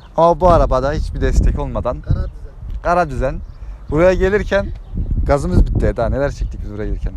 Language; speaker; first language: Turkish; native; Turkish